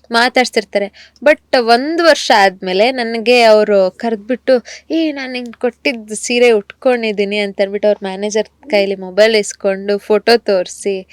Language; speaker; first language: Kannada; native; Kannada